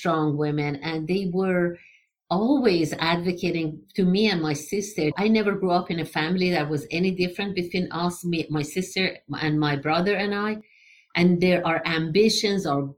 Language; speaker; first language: English; non-native, fluent; Persian